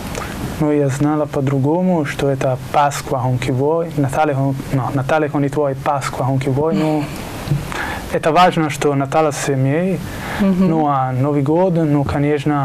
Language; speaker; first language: Russian; non-native, learner; Italian